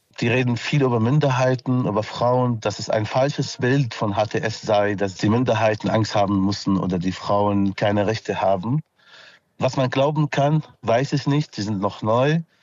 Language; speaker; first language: German; non-native, fluent; Arabic